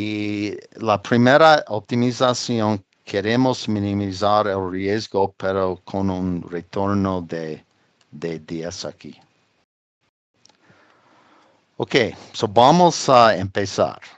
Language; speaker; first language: Spanish; non-native, fluent; English